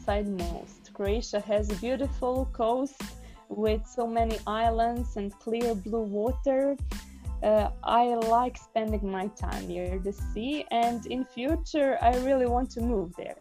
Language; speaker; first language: English; non-native, fluent; Croatian